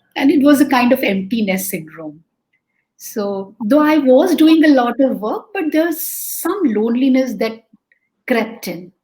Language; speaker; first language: English; non-native, local second language; Hindi